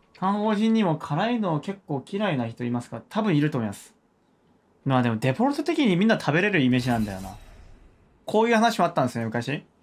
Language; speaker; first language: Japanese; non-native, fluent; Korean